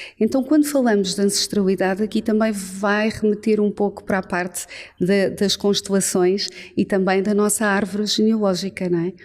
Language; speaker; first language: Portuguese; native; Portuguese